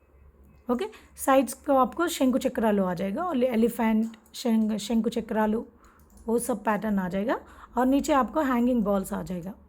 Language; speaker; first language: Hindi; non-native, local second language; Telugu